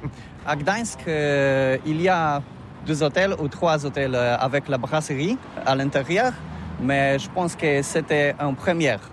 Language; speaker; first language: French; non-native, learner; Polish